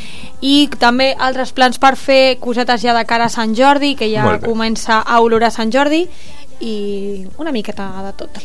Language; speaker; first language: Catalan; native; Catalan